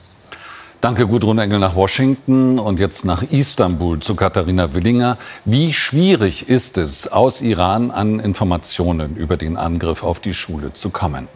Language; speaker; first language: German; native; German